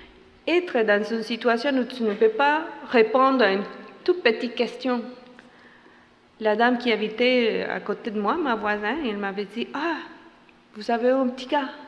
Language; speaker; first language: French; non-native, fluent; Spanish